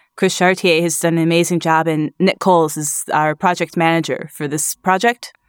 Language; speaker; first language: English; native; English